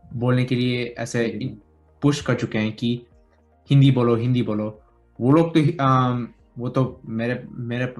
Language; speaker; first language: Hindi; early bilingual, heritage; Hindi